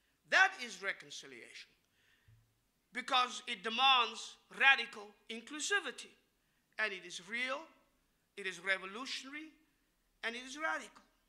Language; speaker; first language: English; non-native, local second language; Afrikaans